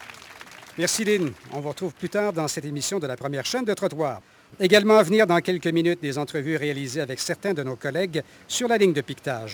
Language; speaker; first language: French; native; French